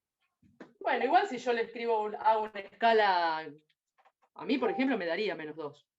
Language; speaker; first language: Spanish; native; Spanish